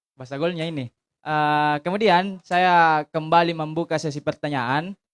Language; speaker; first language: Indonesian; native; Indonesian